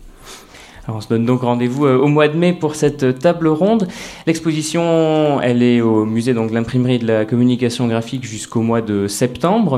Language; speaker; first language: French; native; French